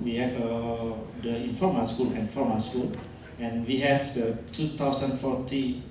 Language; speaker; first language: English; non-native, learner; Indonesian